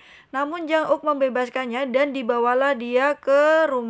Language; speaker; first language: Indonesian; native; Indonesian